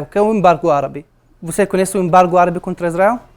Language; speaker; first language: Portuguese; non-native, learner; Arabic